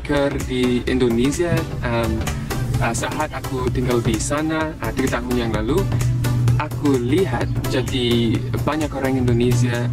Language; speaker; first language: Indonesian; non-native, learner; English